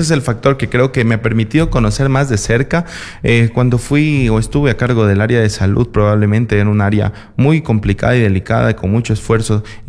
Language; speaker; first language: Spanish; native; Spanish